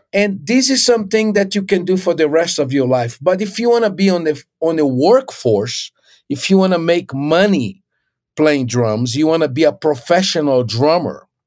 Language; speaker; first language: English; non-native, fluent; Portuguese